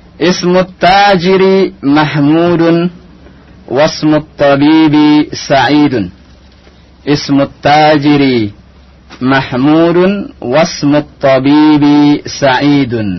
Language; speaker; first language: Arabic; non-native, fluent; Indonesian